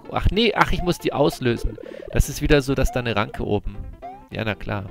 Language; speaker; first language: German; native; German